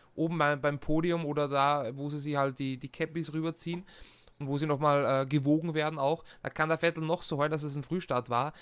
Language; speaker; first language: German; native; German